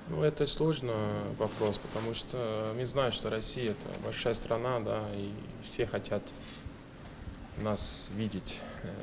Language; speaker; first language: Russian; non-native, fluent; Portuguese